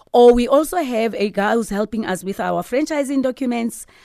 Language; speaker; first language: English; non-native, local second language; Southern Sotho